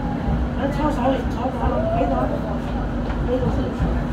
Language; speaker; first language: Cantonese; native; Cantonese